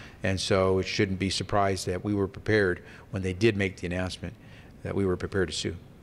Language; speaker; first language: English; early bilingual, other home language; Spanish